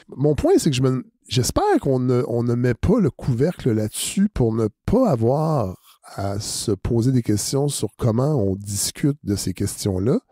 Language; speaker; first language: French; native; French